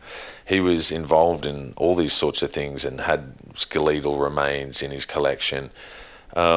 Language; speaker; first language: English; native; English